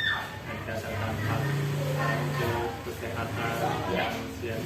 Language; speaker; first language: Indonesian; non-native, fluent; Japanese